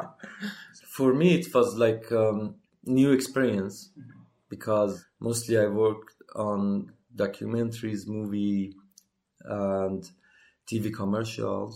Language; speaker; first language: English; non-native, learner; Persian